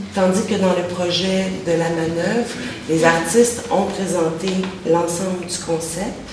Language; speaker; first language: French; native; French